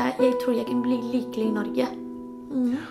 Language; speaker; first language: Norwegian; non-native, local second language; Spanish